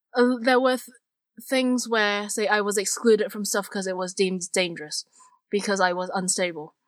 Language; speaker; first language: English; non-native, local second language; Cantonese